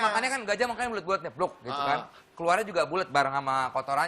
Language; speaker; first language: Indonesian; native; Indonesian